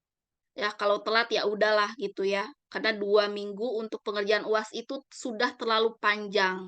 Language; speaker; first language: Indonesian; native; Indonesian